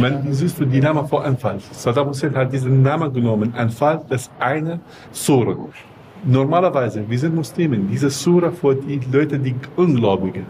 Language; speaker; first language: German; non-native, learner; Kurdish